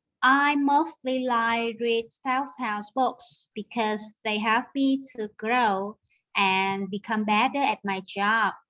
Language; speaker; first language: English; non-native, learner; Vietnamese